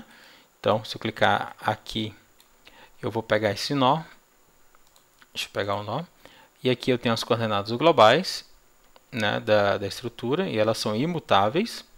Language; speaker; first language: Portuguese; native; Portuguese